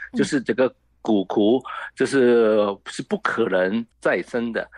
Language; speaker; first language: Chinese; non-native, local second language; Cantonese